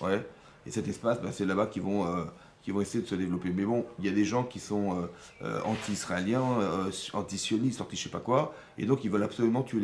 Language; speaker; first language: French; native; French